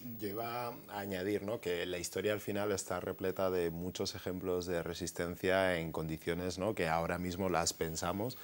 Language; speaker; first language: Spanish; native; Spanish